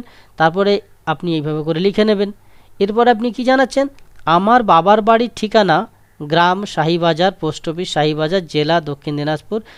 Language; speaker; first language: Bangla; native; Bangla